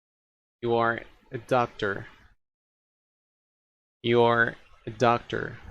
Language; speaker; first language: English; non-native, fluent; Spanish